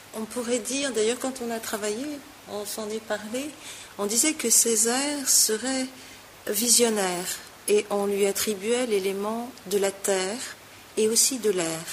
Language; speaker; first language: French; native; French